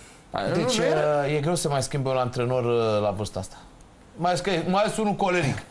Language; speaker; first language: Romanian; native; Romanian